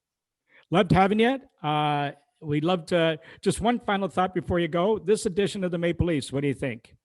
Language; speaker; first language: English; native; English